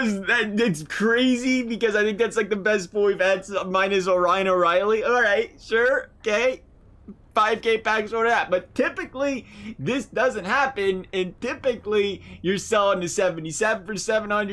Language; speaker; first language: English; native; English